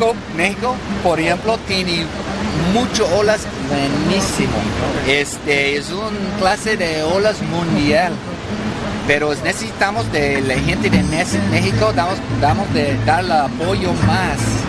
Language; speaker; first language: Spanish; non-native, learner; English